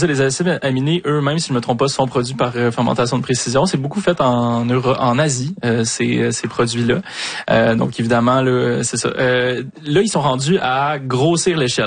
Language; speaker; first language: French; native; French